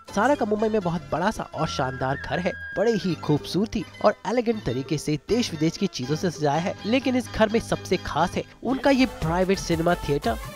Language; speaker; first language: Hindi; native; Hindi